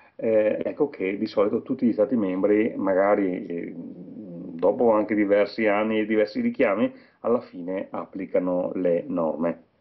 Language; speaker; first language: Italian; native; Italian